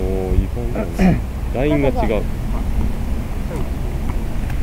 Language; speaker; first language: Japanese; native; Japanese